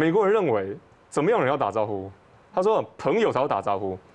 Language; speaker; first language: Chinese; native; Chinese